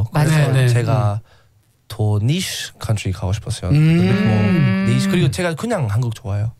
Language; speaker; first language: Korean; non-native, learner; English